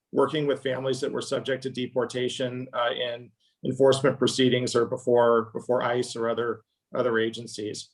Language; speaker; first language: English; native; English